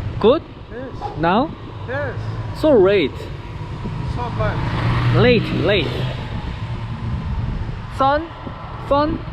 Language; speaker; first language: English; non-native, learner; Korean